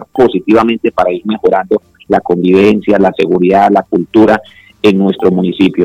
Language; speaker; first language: Spanish; native; Spanish